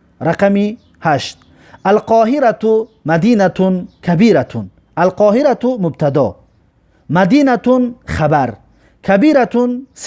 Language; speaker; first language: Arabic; non-native, fluent; Persian